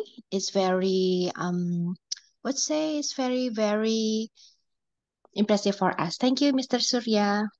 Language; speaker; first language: English; non-native, learner; Indonesian